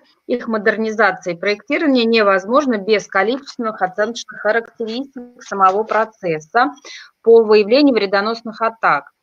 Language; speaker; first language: Russian; native; Russian